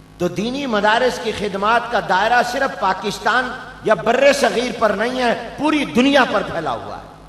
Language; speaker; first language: Urdu; non-native, local second language; Punjabi